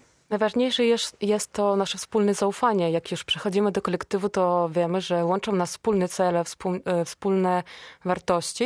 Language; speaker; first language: Polish; non-native, fluent; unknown